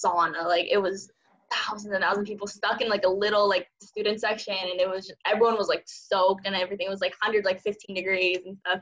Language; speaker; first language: English; early bilingual, other home language; Cantonese